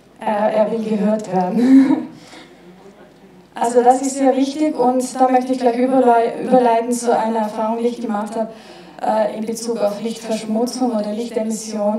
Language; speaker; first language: German; native; German